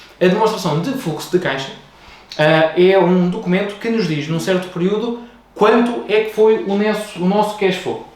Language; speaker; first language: Portuguese; native; Portuguese